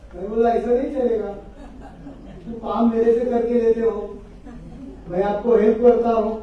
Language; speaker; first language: Hindi; non-native, local second language; Marathi